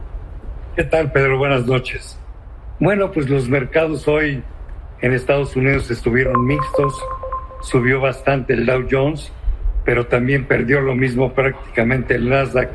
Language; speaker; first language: Spanish; native; Spanish